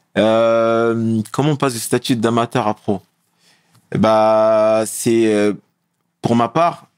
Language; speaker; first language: French; native; French